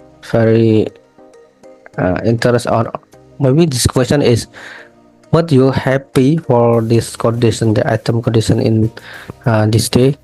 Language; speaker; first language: English; non-native, learner; Indonesian